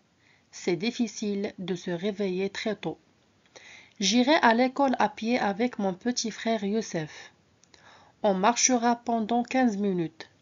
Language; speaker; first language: French; non-native, local second language; Arabic